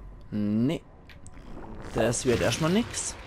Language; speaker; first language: German; native; German